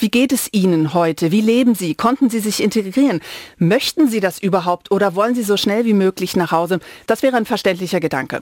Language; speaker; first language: German; native; German